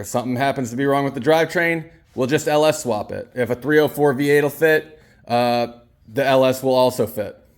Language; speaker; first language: English; native; English